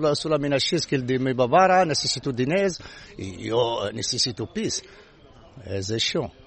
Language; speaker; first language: Catalan; non-native, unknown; Arabic